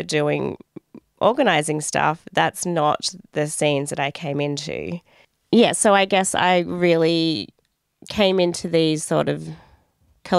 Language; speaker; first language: English; native; English